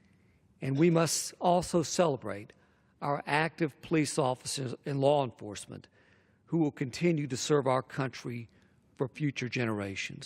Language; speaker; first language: English; native; English